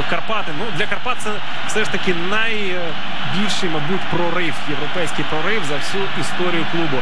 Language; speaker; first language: Ukrainian; native; Ukrainian